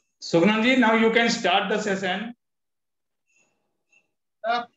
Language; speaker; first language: English; non-native, local second language; Hindi